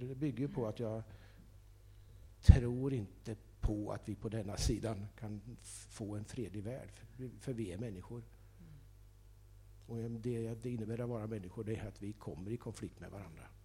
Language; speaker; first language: Swedish; native; Swedish